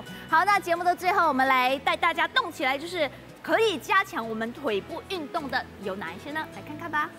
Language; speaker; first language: Chinese; native; Chinese